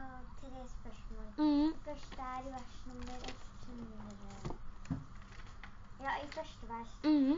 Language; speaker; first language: Norwegian; early bilingual, other home language; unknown